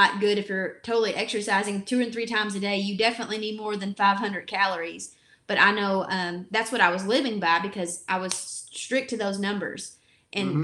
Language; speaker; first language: English; native; English